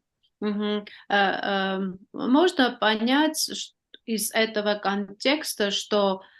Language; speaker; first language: Russian; non-native, fluent; Armenian